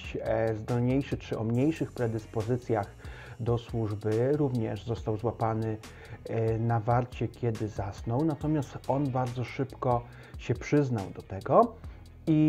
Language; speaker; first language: Polish; native; Polish